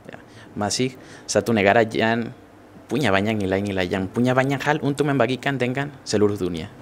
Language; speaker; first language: Indonesian; non-native, fluent; Spanish